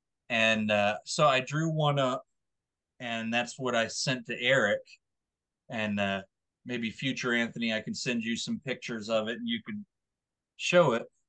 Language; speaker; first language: English; native; English